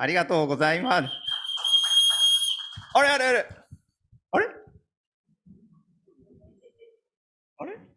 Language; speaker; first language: Japanese; native; Japanese